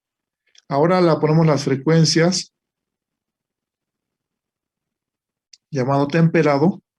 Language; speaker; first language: Spanish; native; Spanish